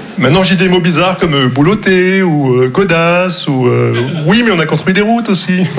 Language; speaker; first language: French; non-native, local second language; Arabic